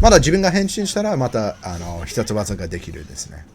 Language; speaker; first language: Japanese; non-native, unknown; English